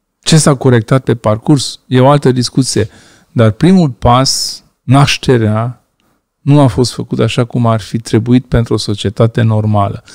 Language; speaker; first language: Romanian; non-native, local second language; Hungarian